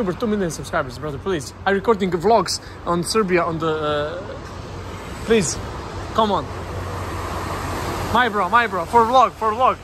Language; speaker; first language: English; non-native, learner; Serbian